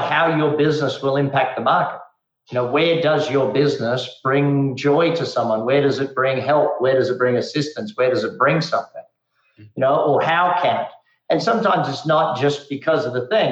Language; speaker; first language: English; native; English